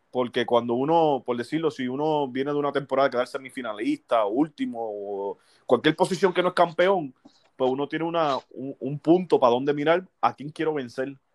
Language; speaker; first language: Spanish; native; Spanish